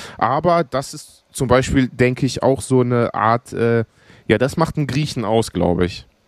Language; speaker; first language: German; early bilingual, other home language; Greek